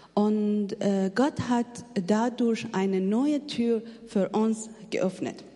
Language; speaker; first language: German; non-native, fluent; Persian